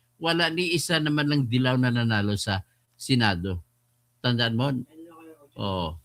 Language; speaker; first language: Filipino; non-native, local second language; Hiligaynon